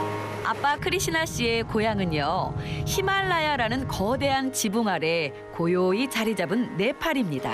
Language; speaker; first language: Korean; native; Korean